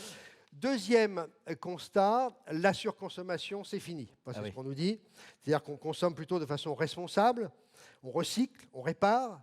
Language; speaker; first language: French; native; French